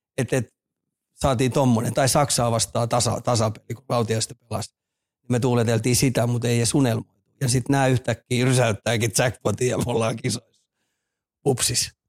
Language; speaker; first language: Finnish; native; Finnish